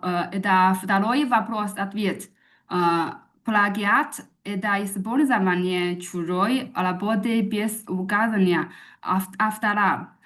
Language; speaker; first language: Russian; non-native, learner; Chinese